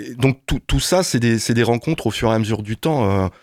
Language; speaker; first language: French; native; French